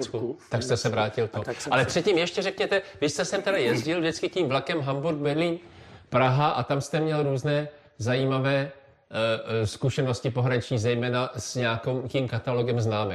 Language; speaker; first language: Czech; native; Czech